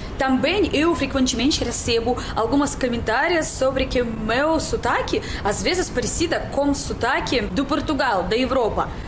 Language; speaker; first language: Portuguese; non-native, learner; Russian